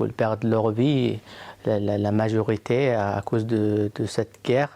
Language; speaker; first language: French; non-native, fluent; Arabic